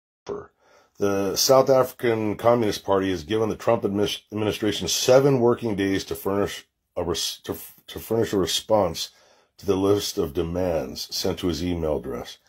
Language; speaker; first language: English; native; English